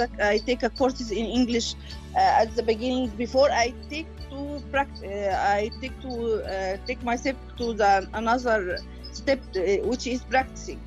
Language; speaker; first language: English; non-native, learner; Arabic